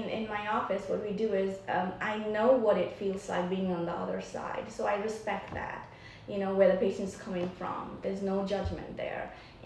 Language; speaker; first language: English; non-native, local second language; Nepali